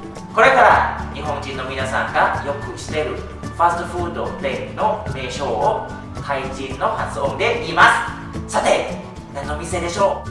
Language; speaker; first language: Japanese; non-native, fluent; Thai